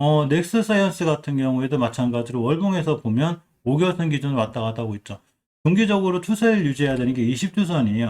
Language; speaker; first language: Korean; native; Korean